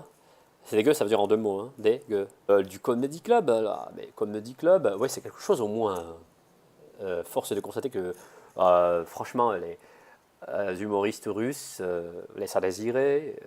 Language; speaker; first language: French; non-native, fluent; Russian